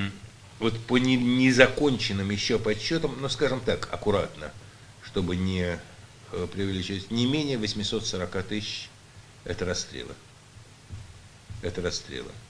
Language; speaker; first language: Russian; native; Russian